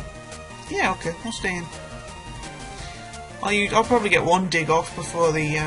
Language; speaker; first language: English; native; English